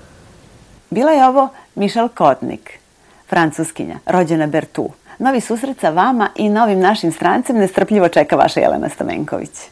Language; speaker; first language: Serbian; native; Serbian